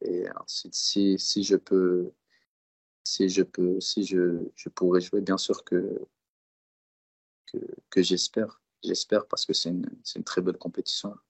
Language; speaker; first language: French; early bilingual, other home language; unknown